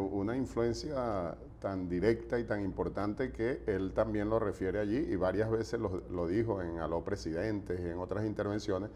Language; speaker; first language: Spanish; native; Spanish